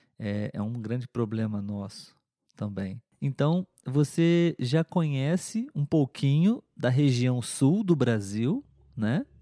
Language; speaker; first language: Portuguese; native; Portuguese